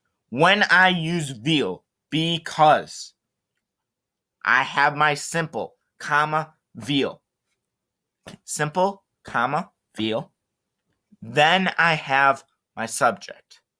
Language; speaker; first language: English; native; English